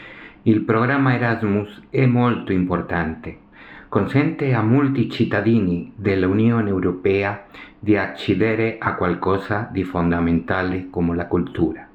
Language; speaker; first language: Italian; non-native, learner; Spanish